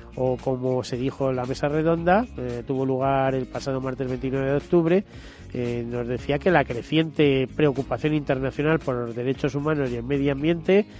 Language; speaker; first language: Spanish; native; Spanish